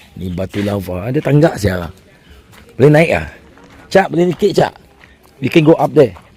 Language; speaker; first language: Malay; native; Malay